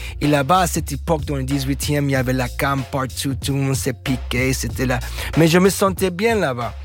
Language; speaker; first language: French; non-native, fluent; English